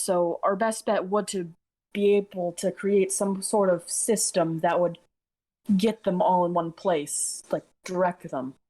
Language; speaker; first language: English; native; English